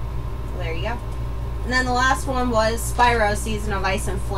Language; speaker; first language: English; native; English